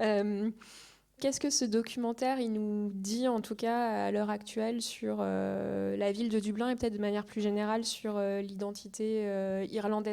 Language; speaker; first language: French; native; French